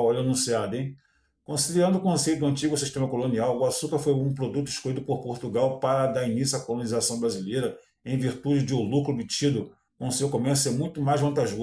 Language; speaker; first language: Portuguese; native; Portuguese